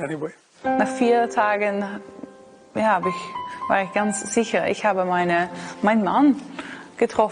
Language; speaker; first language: German; non-native, learner; Dutch